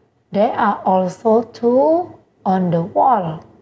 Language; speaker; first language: English; non-native, fluent; Indonesian